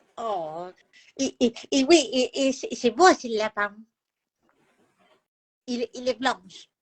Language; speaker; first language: French; non-native, fluent; Spanish